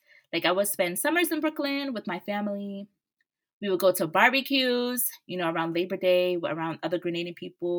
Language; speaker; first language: English; native; English